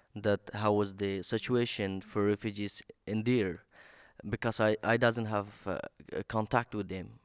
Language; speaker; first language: English; non-native, learner; Persian